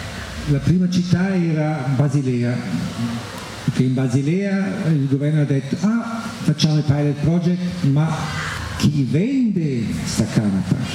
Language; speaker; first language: Italian; non-native, fluent; German